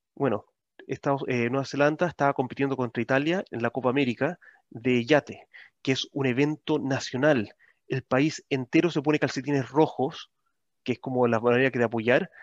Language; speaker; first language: Spanish; native; Spanish